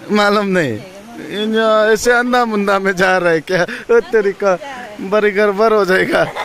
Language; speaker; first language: Hindi; non-native, local second language; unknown